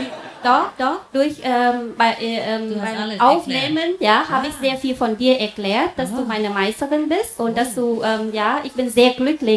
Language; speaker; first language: German; non-native, fluent; Vietnamese